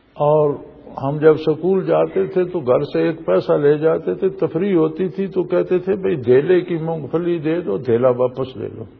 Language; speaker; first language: Urdu; non-native, local second language; Punjabi